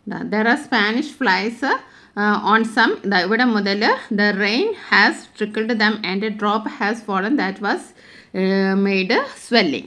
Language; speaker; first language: English; non-native, local second language; Malayalam